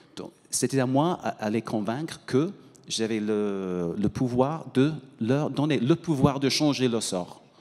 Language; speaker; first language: French; non-native, fluent; English